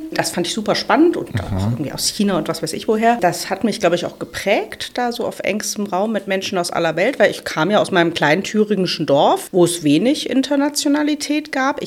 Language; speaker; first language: German; native; German